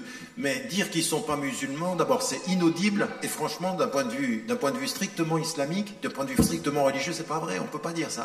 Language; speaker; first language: French; native; French